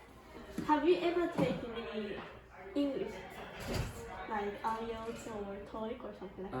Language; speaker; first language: English; non-native, fluent; Japanese